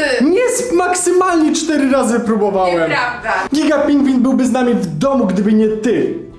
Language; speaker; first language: Polish; native; Polish